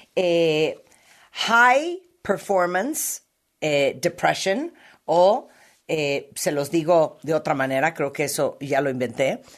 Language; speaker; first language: Spanish; native; Spanish